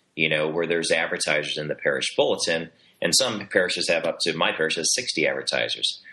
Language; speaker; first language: English; native; English